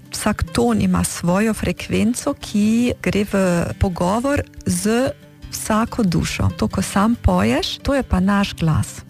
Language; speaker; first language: Slovenian; early bilingual, heritage; Slovenian